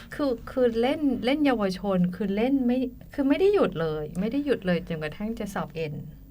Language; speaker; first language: Thai; native; Thai